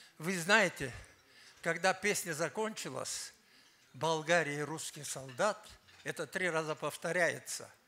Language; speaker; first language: Russian; non-native, fluent; Armenian